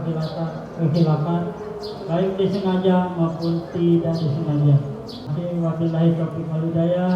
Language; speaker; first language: Indonesian; native; Indonesian